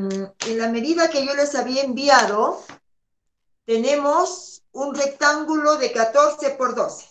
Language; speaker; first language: Spanish; native; Spanish